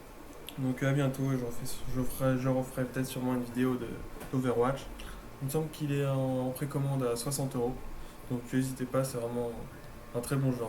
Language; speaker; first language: French; native; French